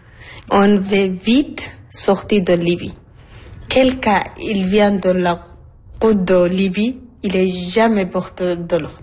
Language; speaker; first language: French; non-native, learner; Arabic